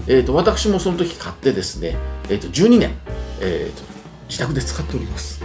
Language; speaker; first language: Japanese; native; Japanese